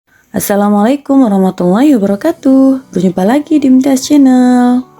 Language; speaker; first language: Indonesian; native; Indonesian